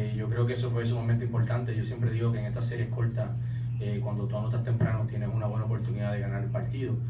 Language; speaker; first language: Spanish; native; Spanish